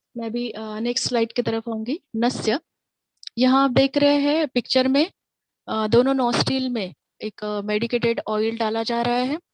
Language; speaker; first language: Hindi; non-native, local second language; Marathi